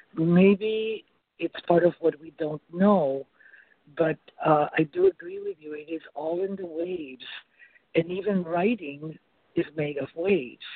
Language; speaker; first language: English; non-native, fluent; Spanish